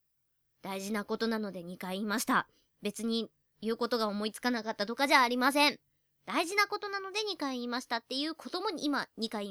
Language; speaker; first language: Japanese; native; Japanese